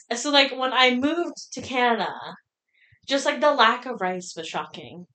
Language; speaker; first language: English; early bilingual, other home language; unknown